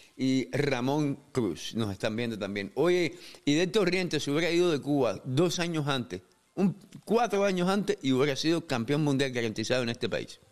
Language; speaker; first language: Spanish; native; Spanish